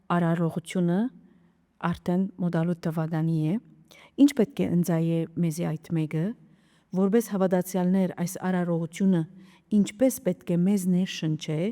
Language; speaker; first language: Armenian; early bilingual, heritage; Armenian